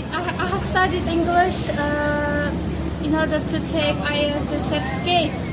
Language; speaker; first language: English; non-native, fluent; Uzbek